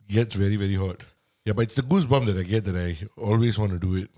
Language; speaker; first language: English; non-native, local second language; Tamil